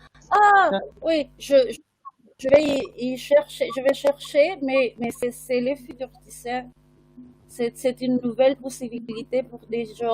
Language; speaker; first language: French; non-native, fluent; Spanish